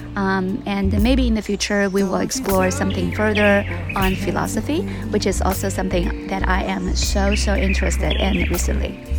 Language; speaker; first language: English; non-native, fluent; Chinese